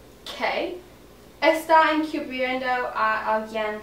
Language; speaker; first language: Spanish; non-native, learner; English